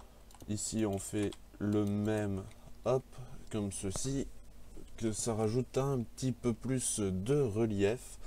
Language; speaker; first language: French; native; French